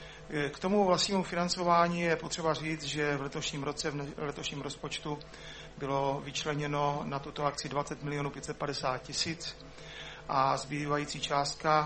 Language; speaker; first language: Czech; native; Czech